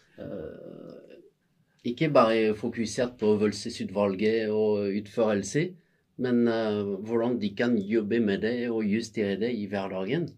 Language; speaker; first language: Norwegian; non-native, fluent; French